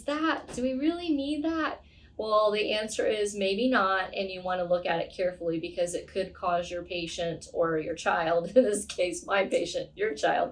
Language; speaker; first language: English; native; English